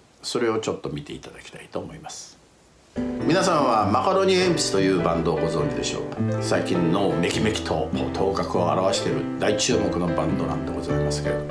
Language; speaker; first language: Japanese; native; Japanese